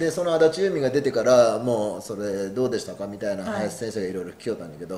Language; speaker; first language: Japanese; native; Japanese